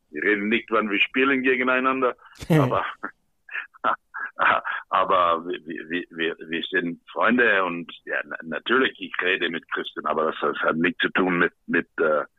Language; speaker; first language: German; non-native, fluent; English